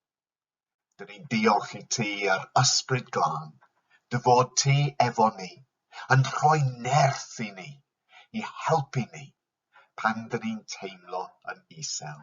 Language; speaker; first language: Welsh; non-native, local second language; English